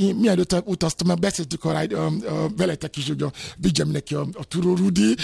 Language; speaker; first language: Hungarian; non-native, fluent; Yoruba